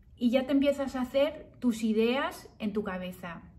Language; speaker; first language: Spanish; early bilingual, heritage; Spanish